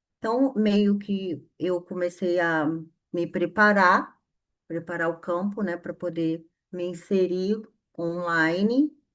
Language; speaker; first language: Portuguese; native; Portuguese